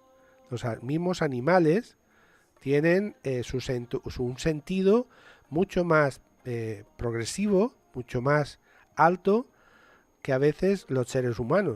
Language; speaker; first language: Spanish; native; Spanish